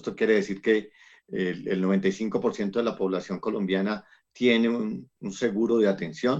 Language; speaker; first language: Spanish; native; Spanish